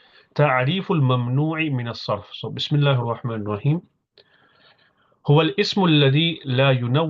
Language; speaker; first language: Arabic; non-native, fluent; English